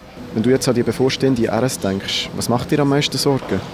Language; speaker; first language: German; native; German